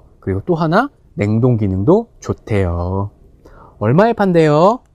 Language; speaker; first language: Korean; native; Korean